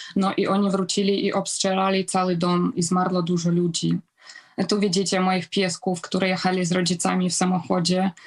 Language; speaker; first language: Polish; non-native, fluent; Ukrainian